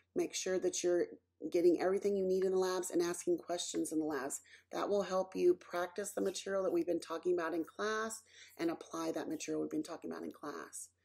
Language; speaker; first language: English; native; English